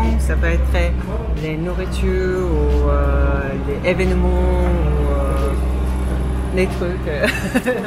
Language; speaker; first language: French; non-native, fluent; Japanese